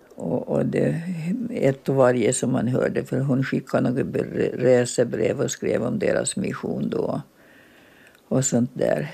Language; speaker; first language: Swedish; native; Swedish